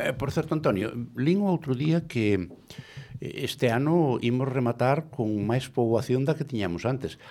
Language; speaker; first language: Galician; native; Galician